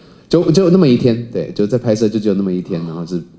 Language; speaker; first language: Chinese; native; Chinese